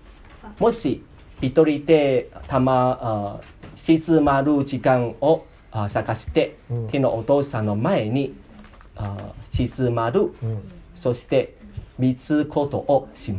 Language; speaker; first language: Japanese; non-native, learner; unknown